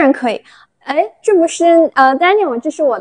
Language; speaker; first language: Chinese; native; Chinese